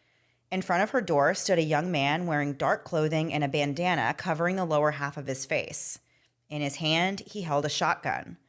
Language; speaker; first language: English; native; English